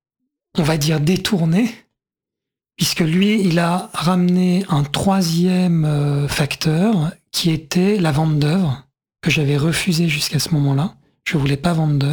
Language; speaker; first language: French; native; French